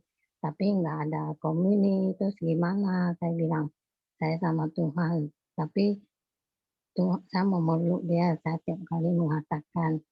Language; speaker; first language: Indonesian; non-native, local second language; Chinese